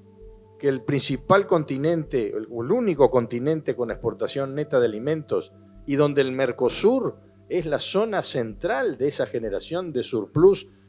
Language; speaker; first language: Spanish; native; Spanish